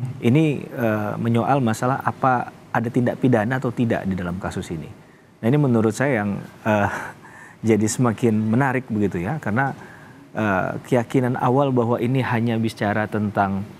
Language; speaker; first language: Indonesian; native; Indonesian